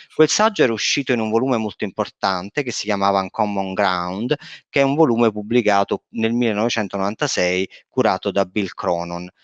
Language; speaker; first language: Italian; native; Italian